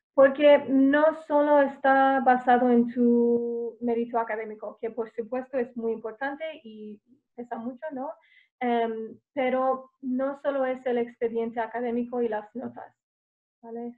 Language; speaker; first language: Spanish; non-native, fluent; English